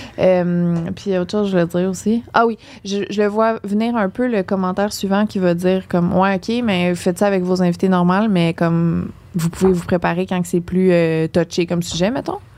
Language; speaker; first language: French; native; French